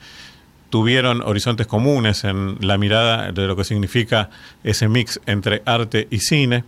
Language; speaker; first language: Spanish; native; Spanish